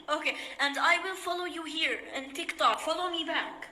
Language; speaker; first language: English; non-native, fluent; Somali